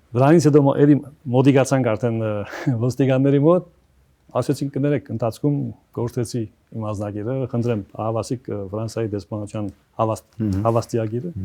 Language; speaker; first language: Armenian; early bilingual, heritage; Armenian